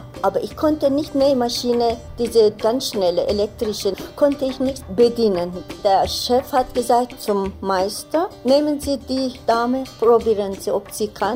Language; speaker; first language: German; non-native, learner; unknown